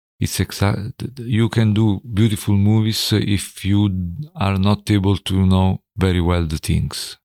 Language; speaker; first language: English; non-native, fluent; Italian